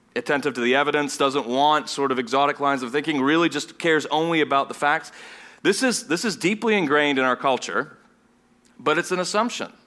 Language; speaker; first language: English; non-native, fluent; German